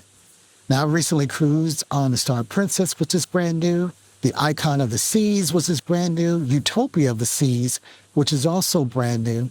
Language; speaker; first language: English; native; English